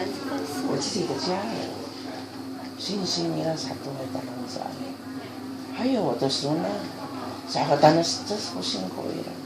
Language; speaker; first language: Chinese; non-native, local second language; Amis